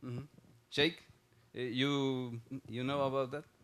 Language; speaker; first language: English; non-native, learner; Spanish